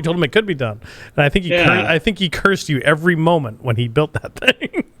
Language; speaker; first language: English; native; English